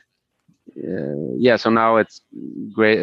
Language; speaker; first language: English; non-native, fluent; Spanish